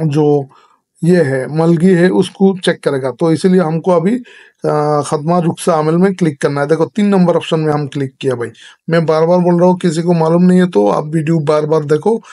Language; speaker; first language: Hindi; non-native, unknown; Bangla